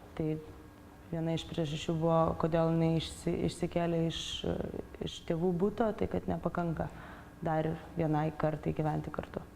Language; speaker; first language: Lithuanian; native; Lithuanian